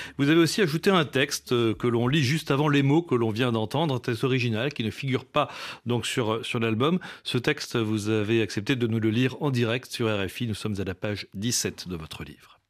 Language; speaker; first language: French; native; French